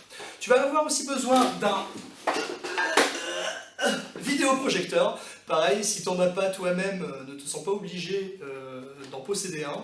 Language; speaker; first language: French; native; French